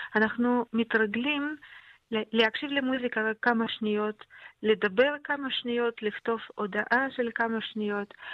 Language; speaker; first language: Hebrew; non-native, fluent; Russian